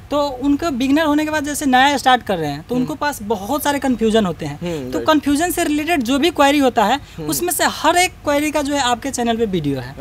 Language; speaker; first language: Hindi; native; Hindi